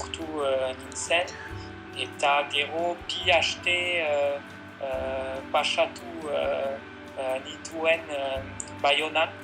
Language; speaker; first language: Basque; non-native, learner; French